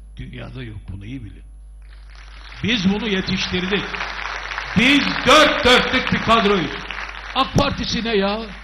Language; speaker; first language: Turkish; native; Turkish